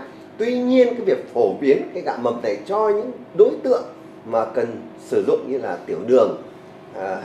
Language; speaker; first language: Vietnamese; native; Vietnamese